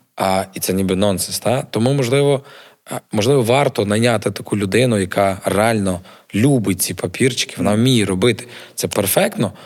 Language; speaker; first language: Ukrainian; native; Ukrainian